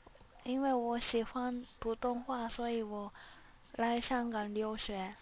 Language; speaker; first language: Chinese; non-native, learner; Japanese